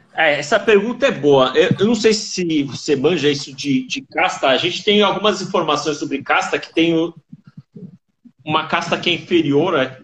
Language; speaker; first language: Portuguese; native; Portuguese